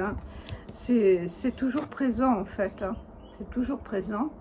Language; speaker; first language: French; native; French